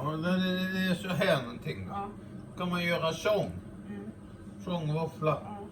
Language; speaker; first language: Swedish; native; Swedish